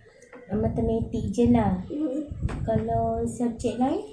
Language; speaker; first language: Malay; native; Malay